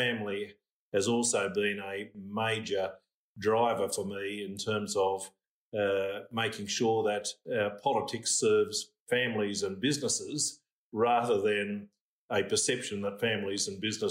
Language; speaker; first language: English; native; English